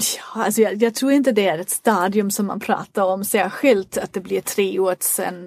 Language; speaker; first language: Swedish; non-native, fluent; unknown